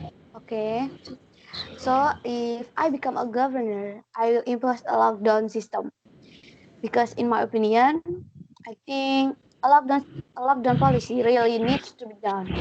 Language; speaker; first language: English; non-native, learner; Indonesian